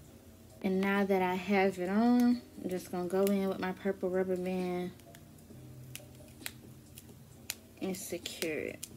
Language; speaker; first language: English; native; English